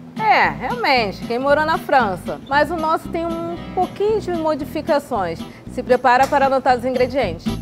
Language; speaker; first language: Portuguese; native; Portuguese